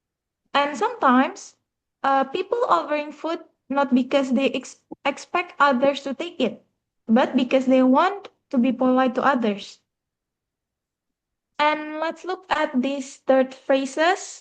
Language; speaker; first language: English; non-native, fluent; Indonesian